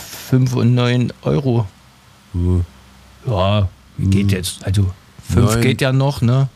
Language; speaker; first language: German; native; German